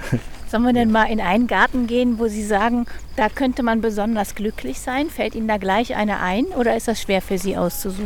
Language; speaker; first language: German; native; German